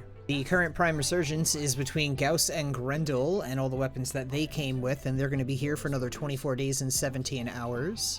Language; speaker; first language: English; native; English